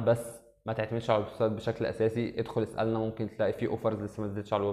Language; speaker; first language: Arabic; native; Arabic